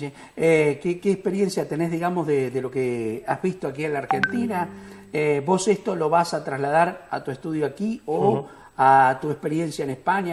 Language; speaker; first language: Spanish; native; Spanish